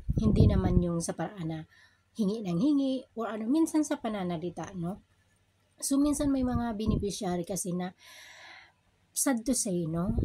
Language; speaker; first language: Filipino; native; Filipino